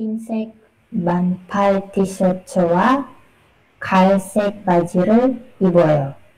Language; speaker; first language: Korean; non-native, learner; Indonesian